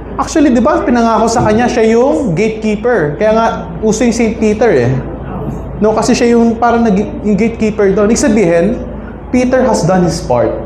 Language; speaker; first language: Filipino; native; Filipino